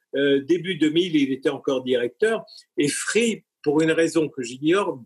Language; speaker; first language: French; native; French